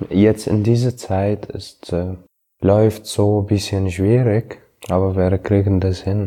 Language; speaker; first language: German; non-native, learner; Arabic